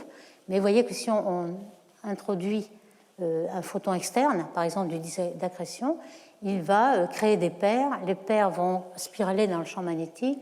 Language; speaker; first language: French; native; French